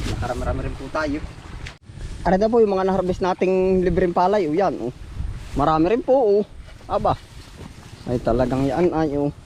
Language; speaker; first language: Filipino; native; Filipino